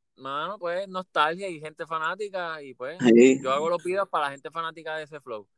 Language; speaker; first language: Spanish; native; Spanish